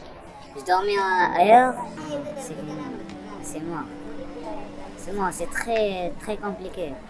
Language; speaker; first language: French; non-native, learner; Arabic